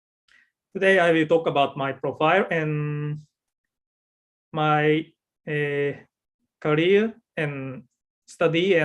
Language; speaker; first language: English; non-native, learner; Japanese